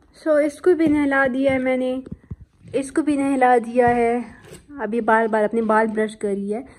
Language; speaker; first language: Urdu; native; Urdu